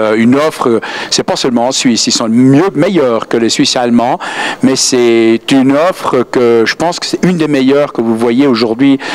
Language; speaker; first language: French; native; French